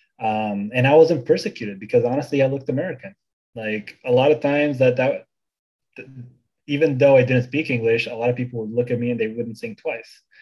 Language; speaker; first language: English; early bilingual, other home language; Bulgarian